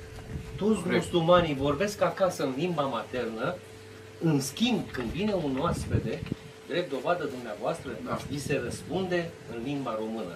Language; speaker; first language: Romanian; non-native, local second language; Turkish